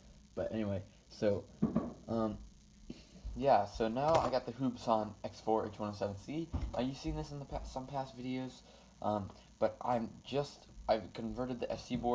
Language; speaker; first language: English; native; English